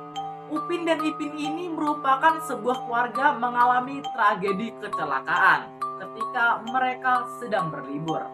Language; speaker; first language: Indonesian; native; Indonesian